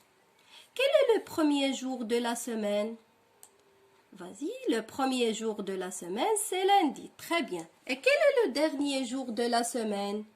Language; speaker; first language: French; non-native, local second language; Arabic